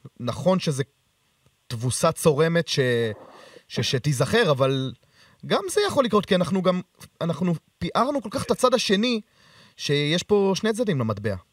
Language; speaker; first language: Hebrew; native; Hebrew